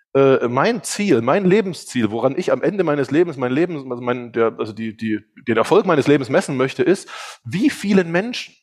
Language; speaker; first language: German; early bilingual, other home language; Hungarian